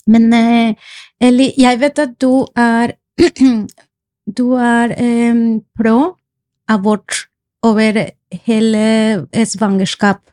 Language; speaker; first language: Norwegian; non-native, fluent; Spanish